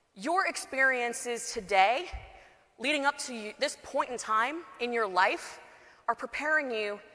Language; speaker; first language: English; native; English